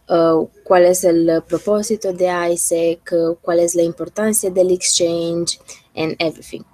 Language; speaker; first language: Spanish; non-native, learner; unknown